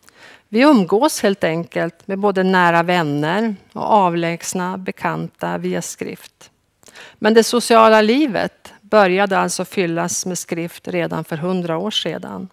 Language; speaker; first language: Swedish; native; Swedish